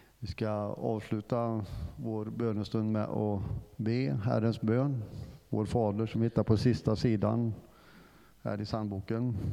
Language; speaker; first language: Swedish; non-native, fluent; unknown